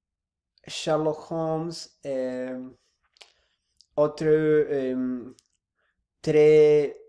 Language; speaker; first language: French; non-native, learner; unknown